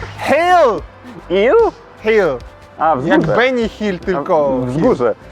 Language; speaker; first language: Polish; non-native, fluent; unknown